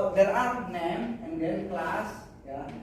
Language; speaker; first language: English; non-native, learner; Indonesian